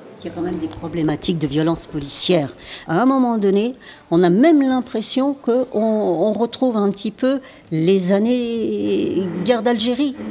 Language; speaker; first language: French; early bilingual, other home language; Arabic